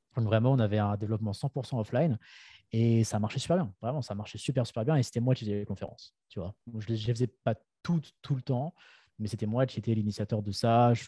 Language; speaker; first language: French; native; French